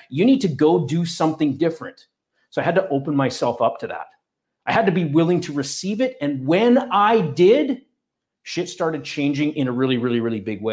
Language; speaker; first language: English; native; English